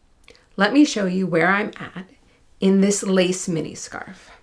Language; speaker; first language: English; native; English